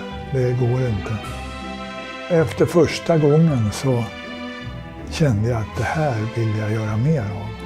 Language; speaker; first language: Swedish; native; Swedish